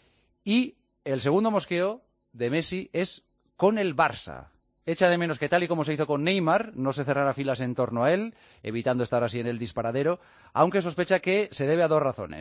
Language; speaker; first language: Spanish; native; Spanish